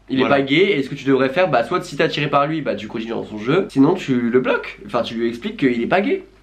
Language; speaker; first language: French; native; French